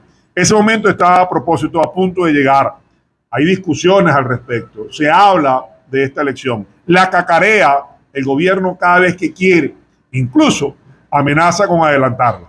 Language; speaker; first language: Spanish; native; Spanish